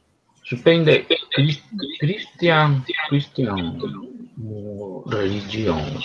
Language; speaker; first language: Japanese; non-native, learner; Spanish